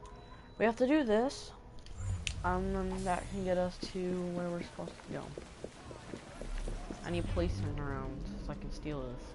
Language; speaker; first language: English; native; English